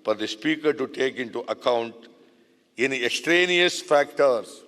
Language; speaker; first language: English; non-native, local second language; Kannada